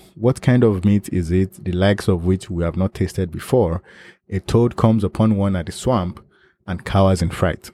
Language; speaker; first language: English; non-native, local second language; Yoruba